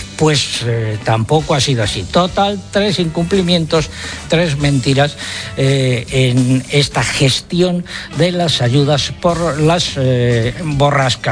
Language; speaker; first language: Spanish; native; Spanish